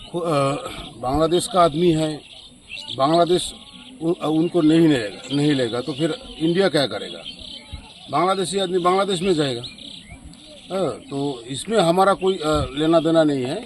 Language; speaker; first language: Hindi; non-native, local second language; Bangla